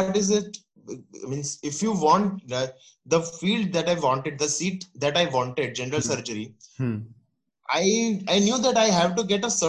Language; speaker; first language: English; non-native, local second language; Gujarati